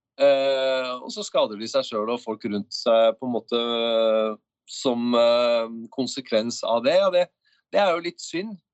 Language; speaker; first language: Norwegian; native; Norwegian